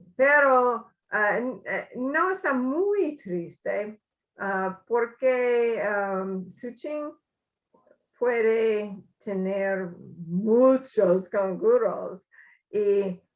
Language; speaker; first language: Spanish; non-native, learner; English